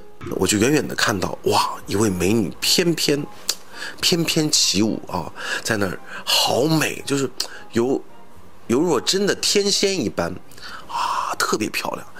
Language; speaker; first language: Chinese; native; Chinese